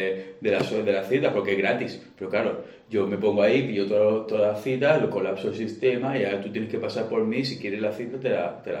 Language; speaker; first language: Spanish; native; Spanish